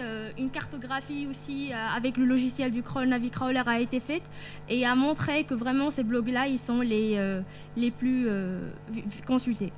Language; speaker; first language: French; non-native, local second language; Arabic